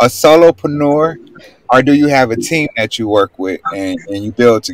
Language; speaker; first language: English; native; English